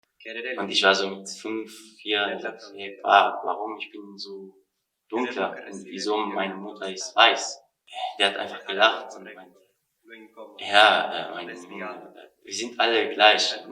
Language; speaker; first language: German; non-native, learner; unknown